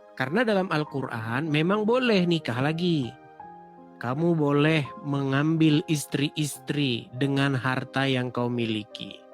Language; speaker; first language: Indonesian; native; Indonesian